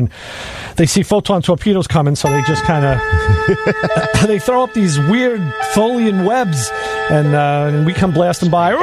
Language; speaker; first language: English; native; English